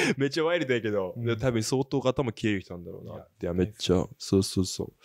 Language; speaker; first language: Japanese; native; Japanese